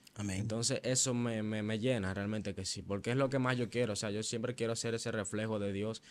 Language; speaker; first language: Spanish; native; Spanish